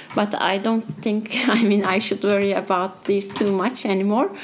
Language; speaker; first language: English; non-native, fluent; Turkish